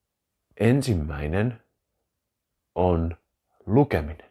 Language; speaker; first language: Finnish; native; Finnish